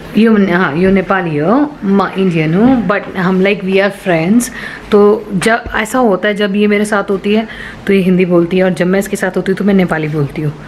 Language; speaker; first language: Hindi; native; Hindi